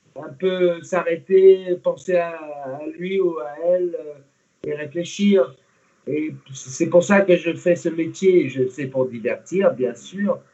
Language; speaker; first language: French; non-native, fluent; English